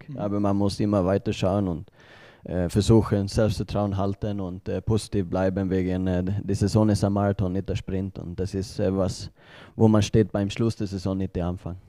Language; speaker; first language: German; non-native, learner; Swedish